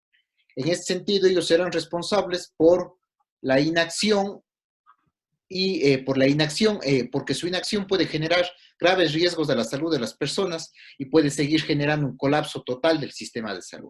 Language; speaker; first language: Spanish; native; Spanish